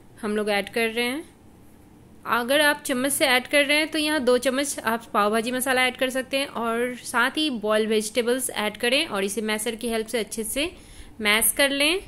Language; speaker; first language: Hindi; native; Hindi